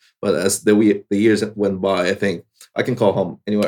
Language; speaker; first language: English; non-native, fluent; Portuguese